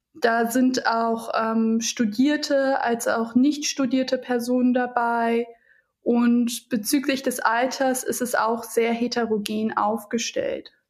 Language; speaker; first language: German; early bilingual, other home language; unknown